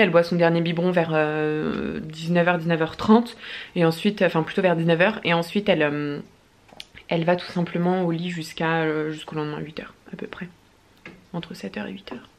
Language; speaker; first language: French; native; French